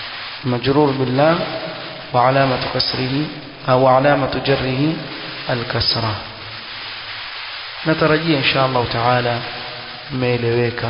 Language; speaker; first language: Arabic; non-native, fluent; Swahili